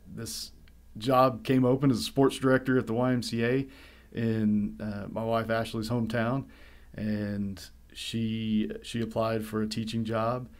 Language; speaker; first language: English; native; English